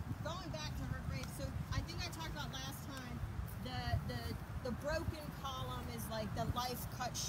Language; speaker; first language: English; native; English